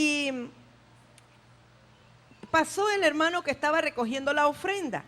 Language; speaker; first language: Spanish; native; Spanish